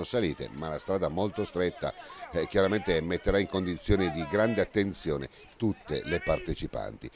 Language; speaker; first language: Italian; native; Italian